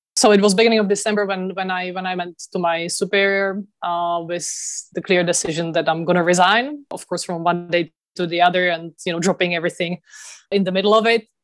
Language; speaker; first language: English; non-native, fluent; Czech